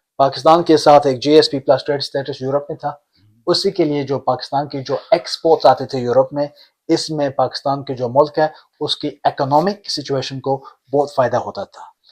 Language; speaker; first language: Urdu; early bilingual, heritage; Urdu